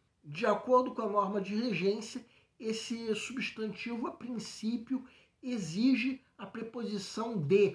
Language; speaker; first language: Portuguese; native; Portuguese